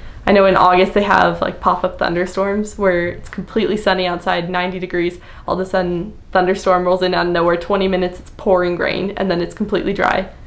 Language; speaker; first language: English; native; English